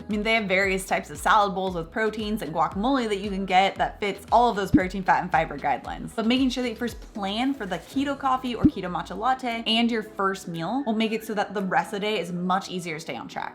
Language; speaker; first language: English; native; English